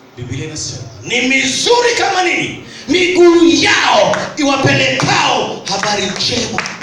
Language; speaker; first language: Swahili; native; Swahili